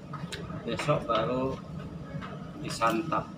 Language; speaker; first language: Indonesian; native; Indonesian